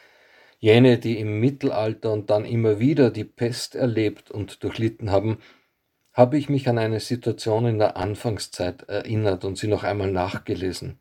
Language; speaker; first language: German; native; German